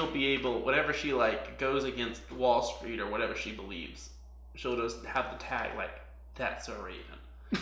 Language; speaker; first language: English; native; English